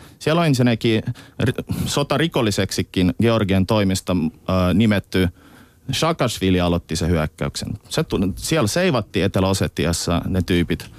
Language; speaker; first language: Finnish; early bilingual, other home language; Russian